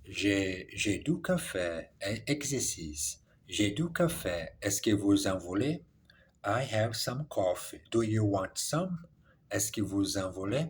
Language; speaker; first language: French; non-native, learner; English